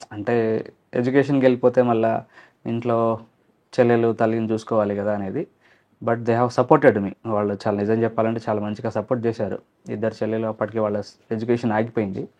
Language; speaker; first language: Telugu; non-native, local second language; Lambadi